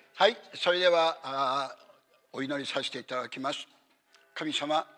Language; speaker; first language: Japanese; native; Japanese